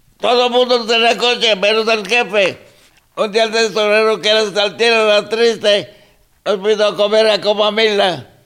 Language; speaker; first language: Spanish; non-native, local second language; Zapotec